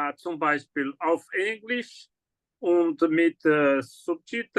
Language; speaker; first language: German; non-native, learner; Portuguese